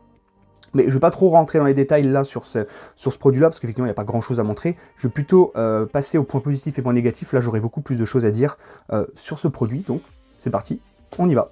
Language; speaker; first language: French; native; French